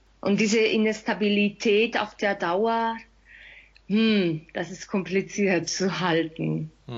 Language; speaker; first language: German; non-native, fluent; Spanish